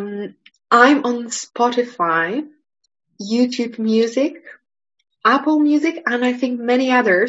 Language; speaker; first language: English; non-native, fluent; Polish